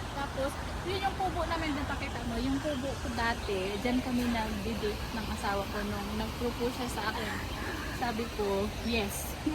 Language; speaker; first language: Filipino; native; Filipino